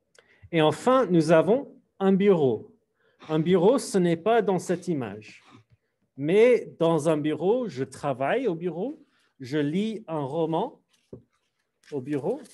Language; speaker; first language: French; non-native, fluent; English